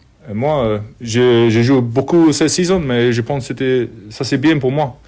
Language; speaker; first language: French; non-native, learner; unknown